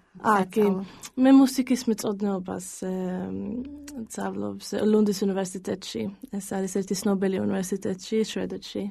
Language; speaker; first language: Georgian; early bilingual, heritage; Georgian